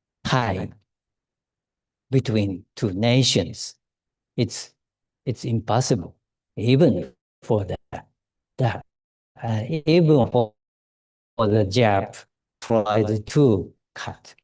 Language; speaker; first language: English; non-native, learner; Japanese